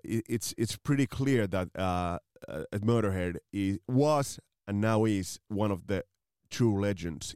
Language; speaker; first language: English; non-native, fluent; Finnish